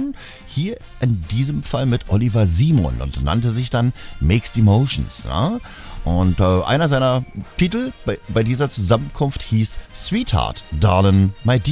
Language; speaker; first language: German; native; German